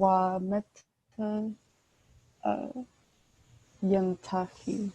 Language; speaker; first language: Arabic; non-native, learner; English